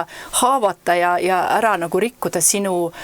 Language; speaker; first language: Estonian; native; Estonian